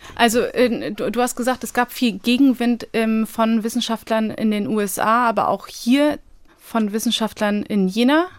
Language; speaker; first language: German; early bilingual, other home language; Bosnian